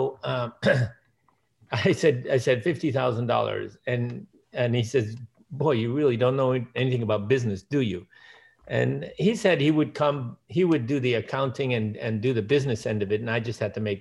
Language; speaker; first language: English; early bilingual, other home language; Dutch